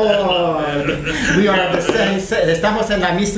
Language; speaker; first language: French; non-native, learner; Spanish